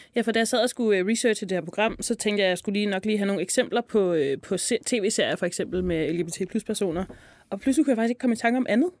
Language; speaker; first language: Danish; native; Danish